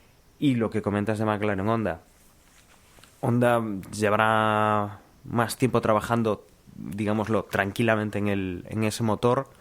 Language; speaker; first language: Spanish; native; Spanish